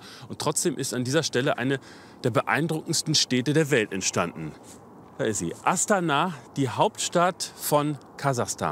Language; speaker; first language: German; native; German